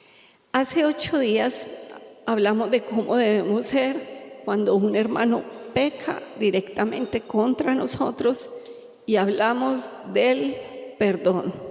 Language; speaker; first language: Spanish; native; Spanish